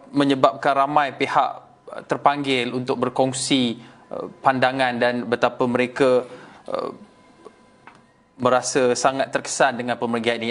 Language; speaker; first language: Malay; native; Malay